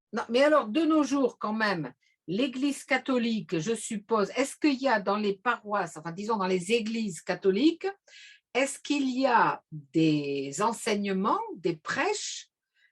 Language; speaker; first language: French; native; French